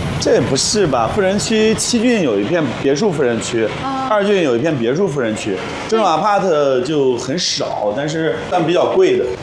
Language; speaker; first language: Chinese; native; Chinese